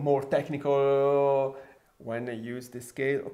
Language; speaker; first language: English; non-native, fluent; Italian